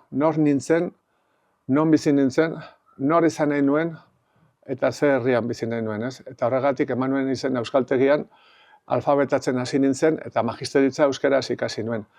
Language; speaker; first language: Basque; native; Basque